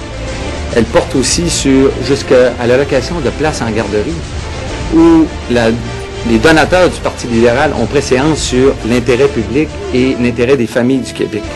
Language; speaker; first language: French; native; French